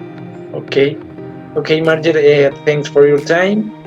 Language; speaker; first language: English; non-native, learner; Spanish